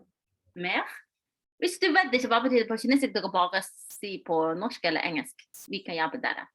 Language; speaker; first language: Norwegian; non-native, fluent; Chinese